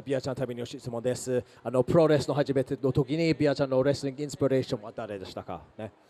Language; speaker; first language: Japanese; non-native, learner; English